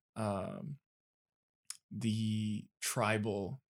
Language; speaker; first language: English; native; English